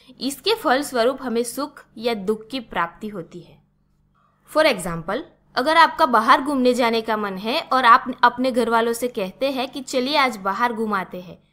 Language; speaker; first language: Hindi; non-native, local second language; Gujarati